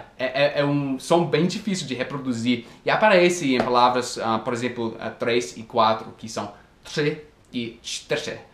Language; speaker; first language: Portuguese; non-native, fluent; English